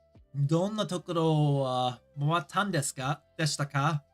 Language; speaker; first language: Japanese; non-native, learner; English